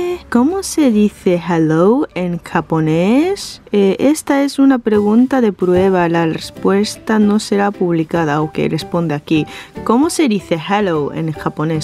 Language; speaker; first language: Spanish; non-native, fluent; Japanese